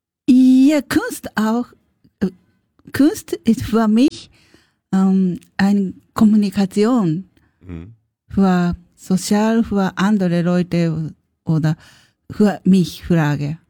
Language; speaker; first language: German; non-native, learner; Japanese